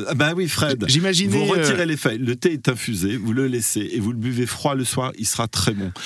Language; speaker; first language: French; non-native, fluent; English